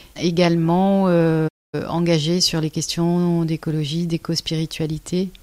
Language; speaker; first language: French; native; French